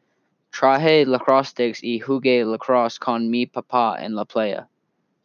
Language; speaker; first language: Spanish; non-native, learner; English